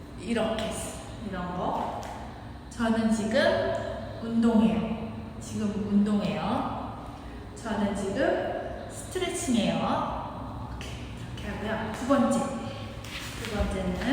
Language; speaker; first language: Korean; non-native, fluent; Indonesian